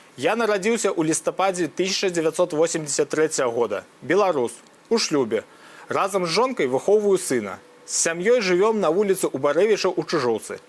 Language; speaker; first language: Belarusian; native; Belarusian